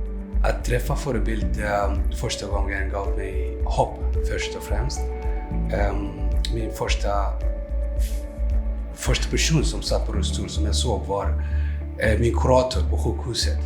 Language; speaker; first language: Swedish; non-native, fluent; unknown